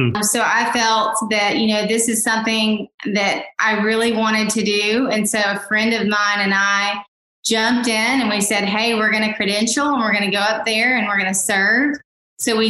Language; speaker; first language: English; native; English